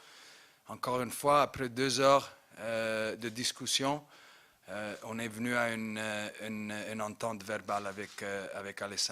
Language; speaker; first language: French; non-native, local second language; English